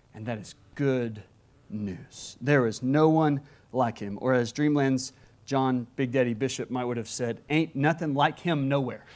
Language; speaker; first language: English; native; English